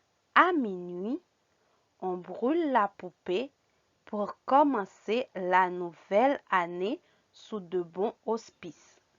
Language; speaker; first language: French; non-native, fluent; Spanish